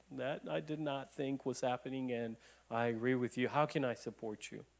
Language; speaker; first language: English; non-native, fluent; Romanian